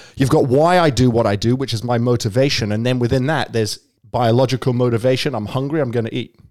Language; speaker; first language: English; native; English